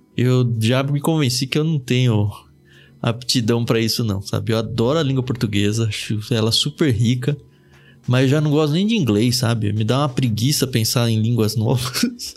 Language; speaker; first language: Portuguese; native; Portuguese